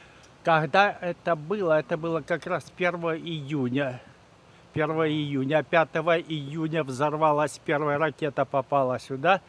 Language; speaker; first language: Russian; native; Russian